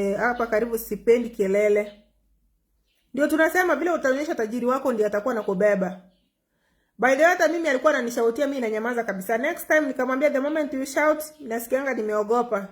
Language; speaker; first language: Swahili; non-native, local second language; Gusii